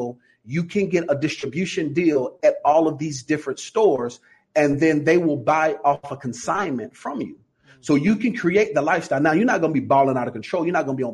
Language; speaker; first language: English; native; English